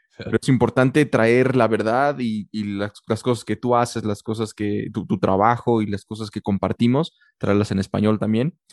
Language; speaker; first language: Spanish; early bilingual, heritage; Spanish